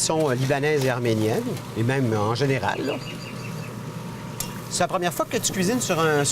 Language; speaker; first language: French; native; French